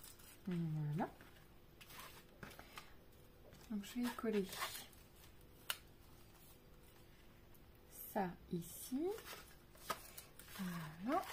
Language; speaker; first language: French; native; French